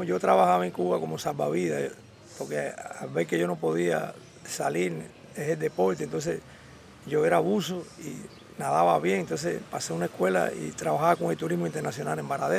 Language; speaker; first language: Spanish; native; Spanish